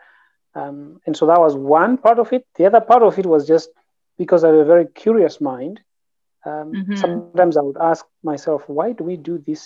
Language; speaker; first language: English; non-native, local second language; Shona